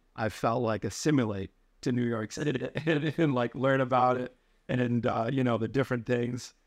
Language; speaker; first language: English; native; English